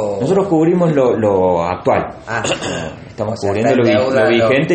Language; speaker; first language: Spanish; native; Spanish